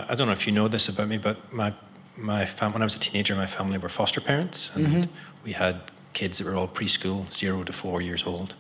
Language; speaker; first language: English; native; English